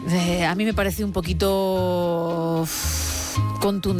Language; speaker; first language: Spanish; native; Spanish